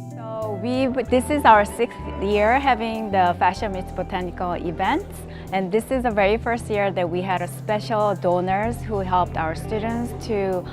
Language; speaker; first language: English; non-native, fluent; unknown